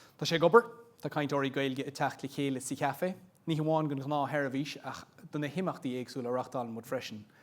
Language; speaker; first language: Irish; non-native, local second language; English